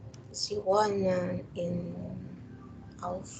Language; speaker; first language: German; non-native, learner; Indonesian